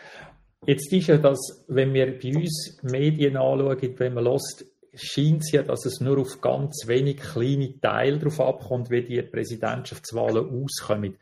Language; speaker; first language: German; native; German